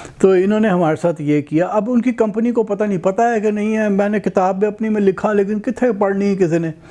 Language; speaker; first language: Urdu; native; Urdu